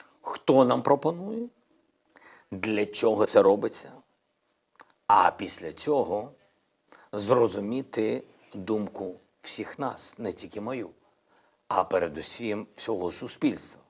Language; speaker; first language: Ukrainian; non-native, local second language; Russian